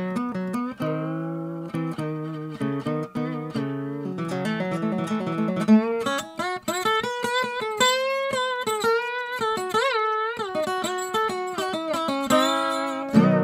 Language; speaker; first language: English; native; English